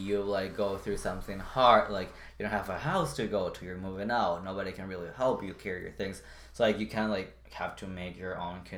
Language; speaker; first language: English; non-native, fluent; Spanish